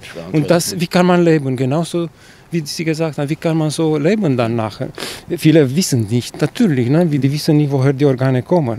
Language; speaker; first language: German; non-native, fluent; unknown